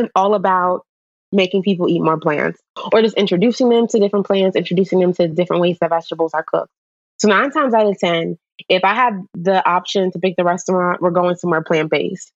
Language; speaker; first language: English; native; English